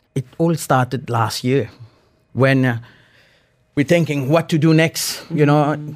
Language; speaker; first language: English; non-native, fluent; Morisyen